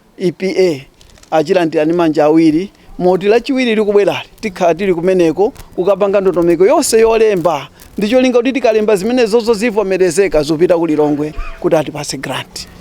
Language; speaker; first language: Nyanja; native; Nyanja